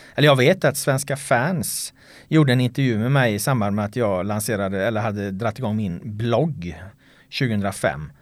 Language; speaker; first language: Swedish; native; Swedish